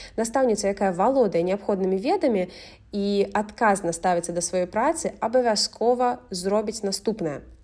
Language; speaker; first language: Belarusian; native; Belarusian